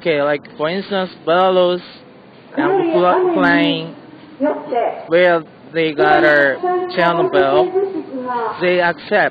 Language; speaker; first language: English; non-native, learner; Japanese